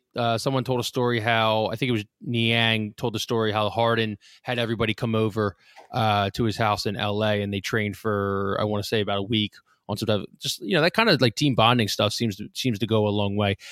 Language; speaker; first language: English; native; English